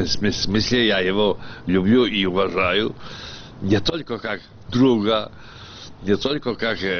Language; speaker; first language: Russian; non-native, fluent; Polish